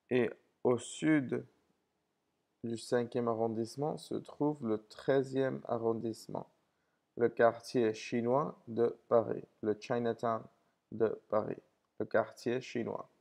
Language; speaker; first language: French; non-native, fluent; English